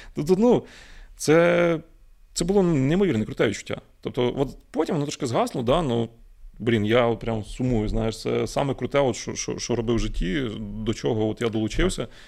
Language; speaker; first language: Ukrainian; native; Ukrainian